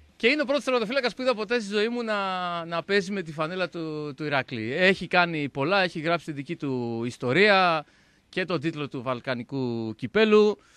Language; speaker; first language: Greek; native; Greek